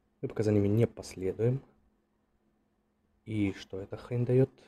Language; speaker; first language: Russian; native; Russian